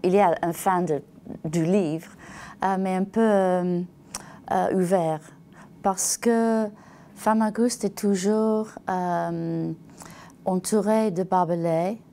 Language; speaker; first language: French; non-native, learner; English